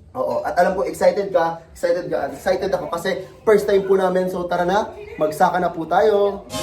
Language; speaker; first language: Filipino; non-native, local second language; Bikol